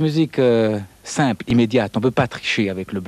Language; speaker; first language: French; non-native, local second language; Italian